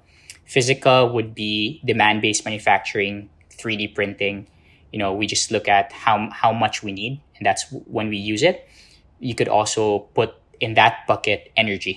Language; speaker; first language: English; non-native, local second language; Filipino